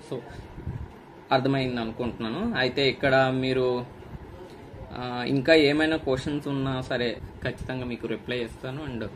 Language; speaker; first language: Telugu; native; Telugu